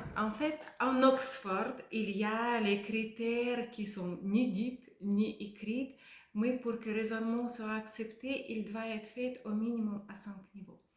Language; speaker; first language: French; non-native, fluent; Russian